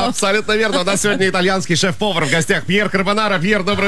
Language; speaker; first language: Russian; native; Russian